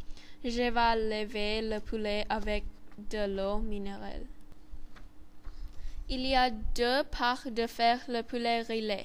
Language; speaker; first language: French; non-native, learner; Thai